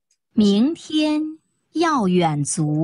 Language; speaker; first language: Chinese; early bilingual, heritage; Chinese